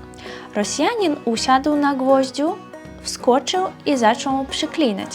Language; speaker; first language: Polish; non-native, fluent; Belarusian